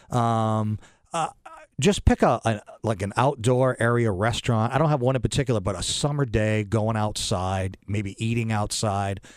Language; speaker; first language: English; native; English